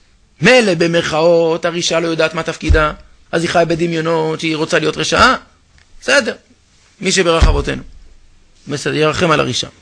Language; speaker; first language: Hebrew; native; Hebrew